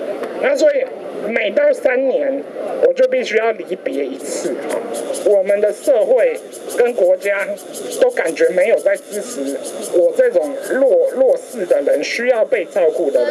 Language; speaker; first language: Chinese; native; Chinese